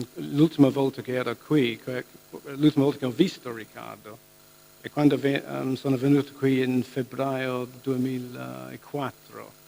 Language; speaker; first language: Italian; non-native, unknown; English